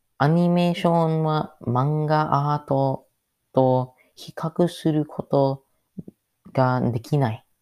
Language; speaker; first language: Japanese; non-native, learner; English